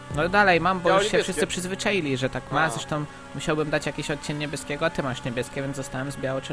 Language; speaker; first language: Polish; native; Polish